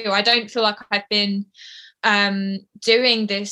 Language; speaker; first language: English; native; English